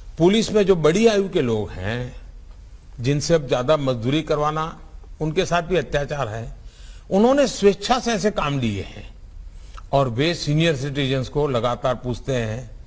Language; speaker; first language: Hindi; non-native, local second language; Gujarati